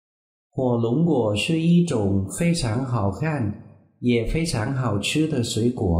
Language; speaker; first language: Chinese; non-native, fluent; Vietnamese